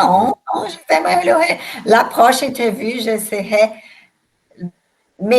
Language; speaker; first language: French; non-native, learner; Portuguese